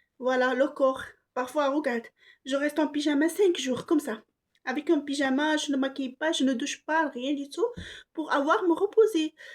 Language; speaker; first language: French; non-native, local second language; Arabic